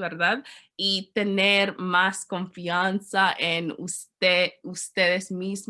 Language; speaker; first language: Spanish; non-native, learner; English